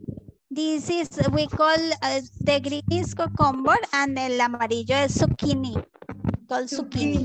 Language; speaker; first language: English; non-native, fluent; Spanish